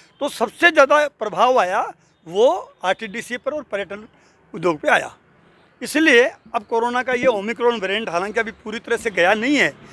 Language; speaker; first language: Hindi; native; Hindi